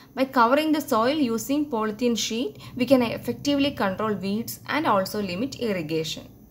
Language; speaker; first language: English; non-native, local second language; Malayalam